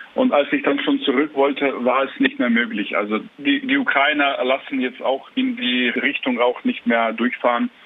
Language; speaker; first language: German; non-native, fluent; Ukrainian